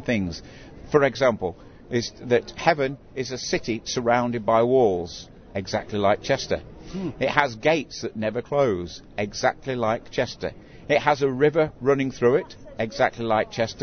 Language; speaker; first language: English; native; English